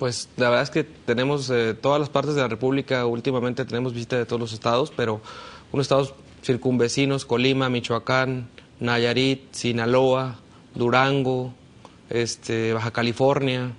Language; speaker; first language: Spanish; native; Spanish